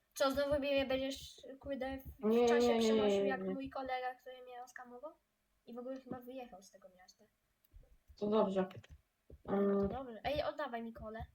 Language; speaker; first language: Polish; native; Polish